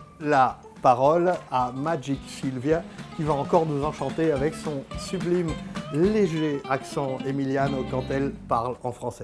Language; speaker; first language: French; native; French